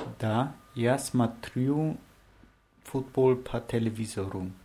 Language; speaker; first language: Russian; non-native, learner; German